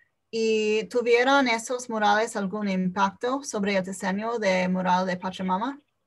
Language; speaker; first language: Spanish; non-native, fluent; English